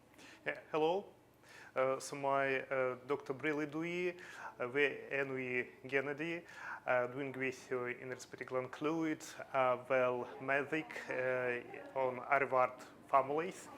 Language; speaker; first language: Welsh; non-native, learner; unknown